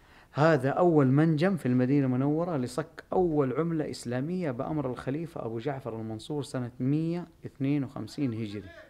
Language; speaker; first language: Arabic; non-native, learner; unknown